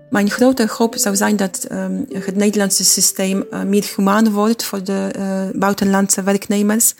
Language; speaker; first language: Dutch; non-native, fluent; Polish